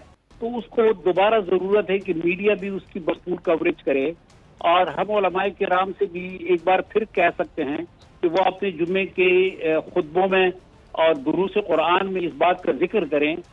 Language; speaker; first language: Urdu; native; Urdu